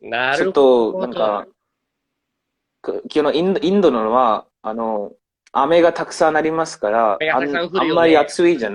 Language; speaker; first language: Japanese; non-native, learner; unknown